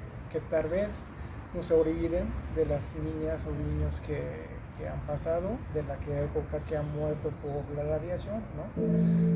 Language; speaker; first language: Spanish; non-native, learner; Japanese